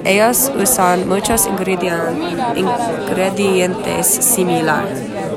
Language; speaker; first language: Spanish; non-native, learner; English